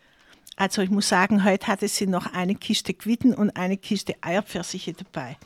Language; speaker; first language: German; native; German